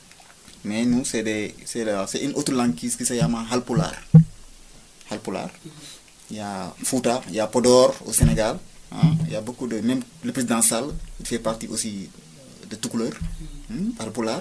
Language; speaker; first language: French; non-native, local second language; Wolof